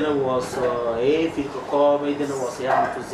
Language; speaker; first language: Dutch; non-native, learner; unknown